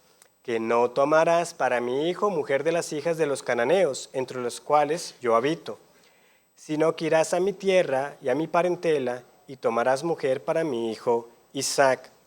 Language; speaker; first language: Spanish; native; Spanish